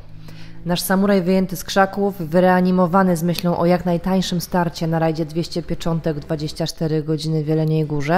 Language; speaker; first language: Polish; native; Polish